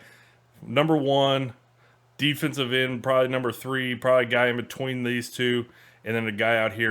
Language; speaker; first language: English; native; English